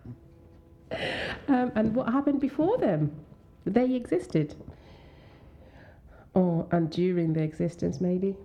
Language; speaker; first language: English; non-native, local second language; Swahili